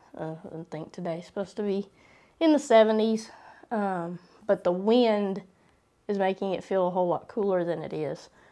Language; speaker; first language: English; native; English